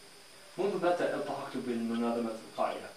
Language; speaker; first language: Arabic; non-native, fluent; English